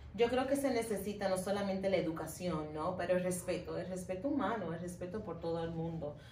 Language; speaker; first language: Spanish; early bilingual, heritage; Spanish